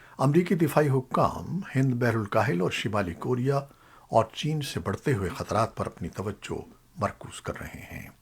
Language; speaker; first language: Urdu; native; Urdu